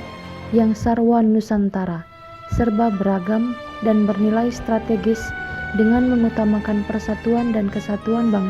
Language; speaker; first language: Indonesian; native; Indonesian